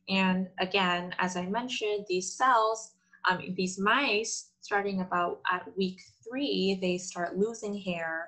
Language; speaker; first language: English; non-native, fluent; Korean